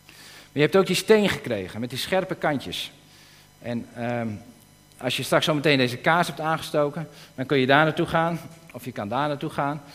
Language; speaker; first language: Dutch; native; Dutch